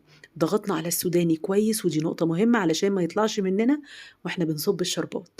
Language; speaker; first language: Arabic; native; Arabic